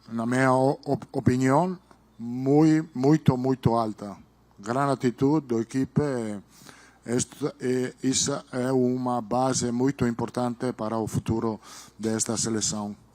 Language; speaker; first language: Portuguese; non-native, learner; Italian